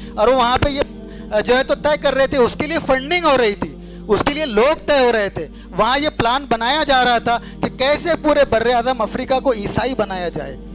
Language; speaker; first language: Urdu; native; Urdu